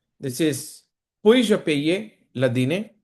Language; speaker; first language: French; non-native, fluent; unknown